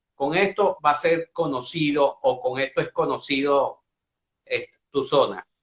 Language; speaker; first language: Spanish; native; Spanish